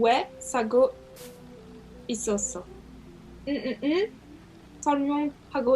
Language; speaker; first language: Korean; non-native, learner; French